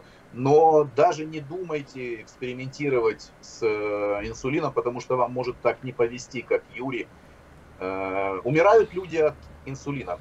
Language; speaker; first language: Russian; native; Russian